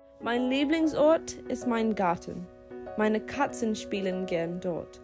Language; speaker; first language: German; non-native, learner; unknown